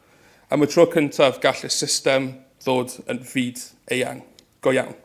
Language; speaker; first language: Welsh; native; Welsh